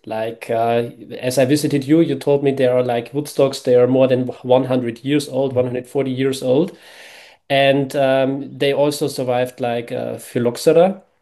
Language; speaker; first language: English; non-native, fluent; German